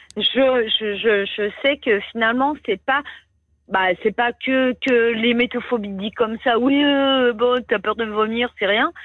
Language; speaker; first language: French; native; French